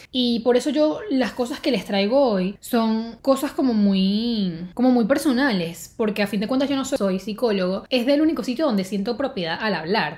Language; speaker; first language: Spanish; native; Spanish